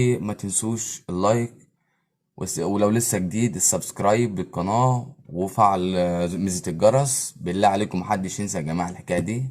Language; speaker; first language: Arabic; native; Arabic